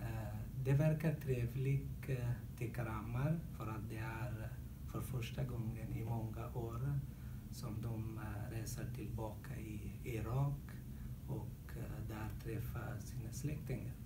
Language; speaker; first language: Swedish; non-native, learner; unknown